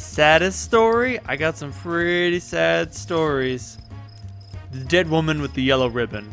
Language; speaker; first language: English; native; English